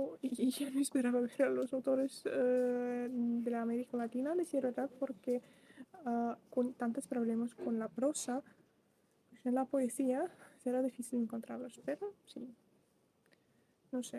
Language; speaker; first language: Spanish; non-native, fluent; Russian